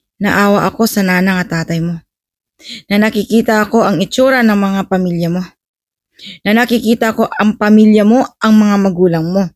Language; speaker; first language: Filipino; native; Filipino